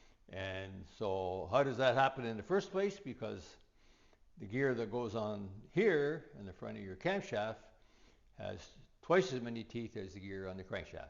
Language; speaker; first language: English; native; English